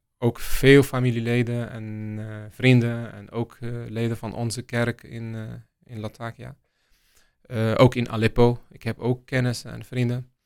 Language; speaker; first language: Dutch; non-native, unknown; Arabic